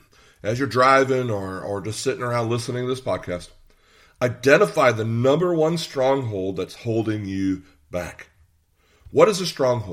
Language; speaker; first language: English; native; English